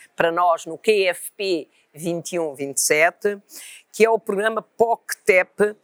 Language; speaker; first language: Portuguese; native; Portuguese